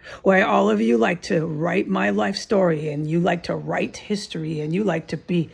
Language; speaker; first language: English; native; English